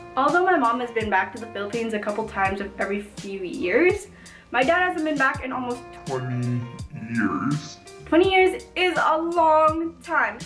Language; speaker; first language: English; native; English